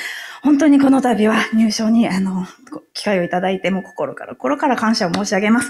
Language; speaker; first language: Japanese; native; Japanese